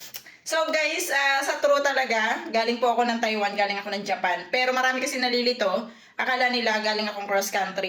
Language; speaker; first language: Filipino; native; Filipino